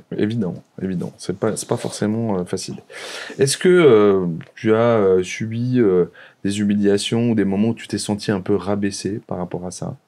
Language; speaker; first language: French; native; French